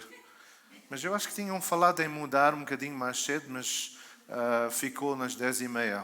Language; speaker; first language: Portuguese; native; Portuguese